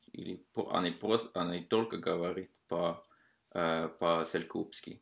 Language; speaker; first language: Russian; non-native, fluent; Norwegian